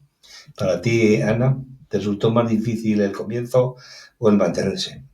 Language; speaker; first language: Spanish; native; Spanish